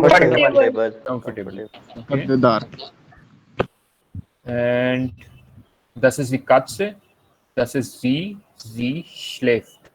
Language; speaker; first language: German; non-native, fluent; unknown